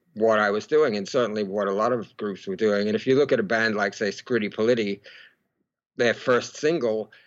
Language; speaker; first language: English; native; English